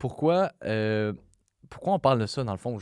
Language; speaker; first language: French; native; French